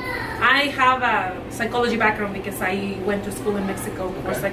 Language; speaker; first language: English; non-native, fluent; Spanish